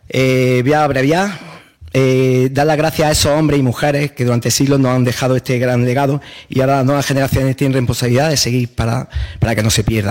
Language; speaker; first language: Spanish; native; Spanish